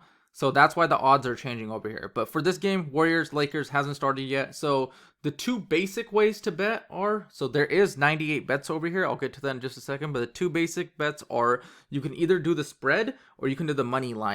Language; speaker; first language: English; native; English